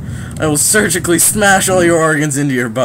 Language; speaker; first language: English; native; English